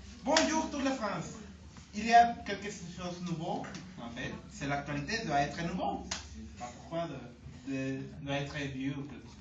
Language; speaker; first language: French; non-native, learner; Spanish